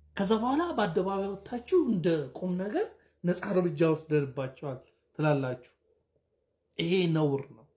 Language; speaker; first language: Amharic; native; Amharic